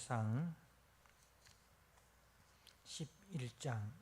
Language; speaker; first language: Korean; native; Korean